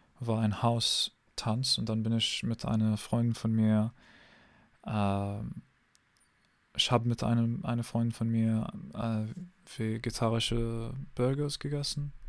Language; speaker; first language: German; non-native, fluent; English